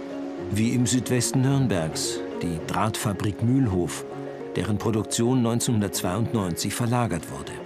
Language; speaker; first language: German; native; German